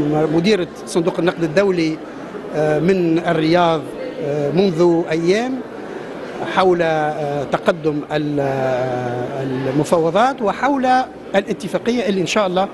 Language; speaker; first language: Arabic; native; Arabic